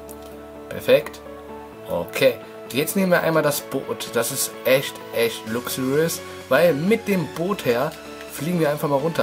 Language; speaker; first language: German; native; German